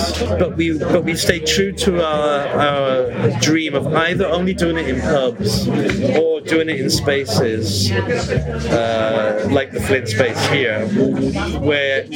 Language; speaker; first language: English; native; English